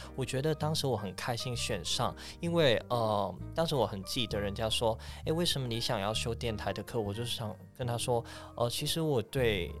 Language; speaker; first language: Chinese; non-native, fluent; Cantonese